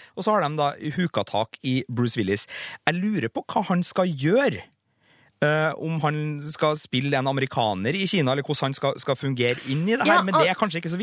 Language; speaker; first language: Norwegian; native; Norwegian